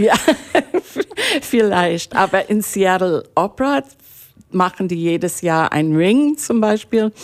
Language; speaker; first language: German; non-native, fluent; English